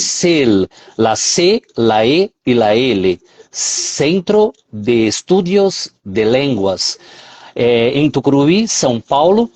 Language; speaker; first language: Spanish; non-native, fluent; Portuguese